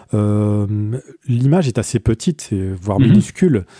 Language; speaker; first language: French; native; French